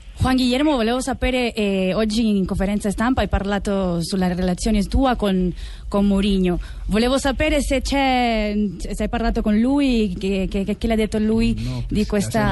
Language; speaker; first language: Italian; non-native, learner; Spanish